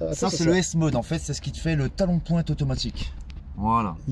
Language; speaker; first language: French; native; French